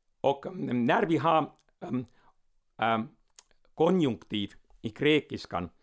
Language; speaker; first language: Swedish; non-native, local second language; Finnish